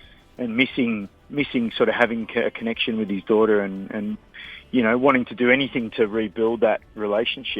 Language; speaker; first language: English; native; English